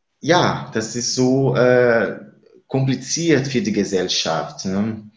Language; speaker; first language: German; non-native, fluent; Spanish